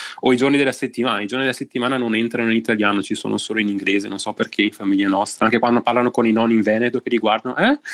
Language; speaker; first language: Italian; native; Italian